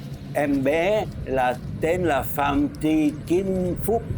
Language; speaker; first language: Vietnamese; non-native, fluent; French